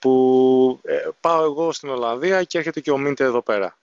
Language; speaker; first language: Greek; native; Greek